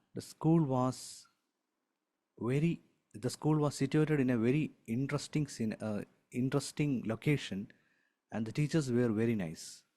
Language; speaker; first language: English; non-native, local second language; Malayalam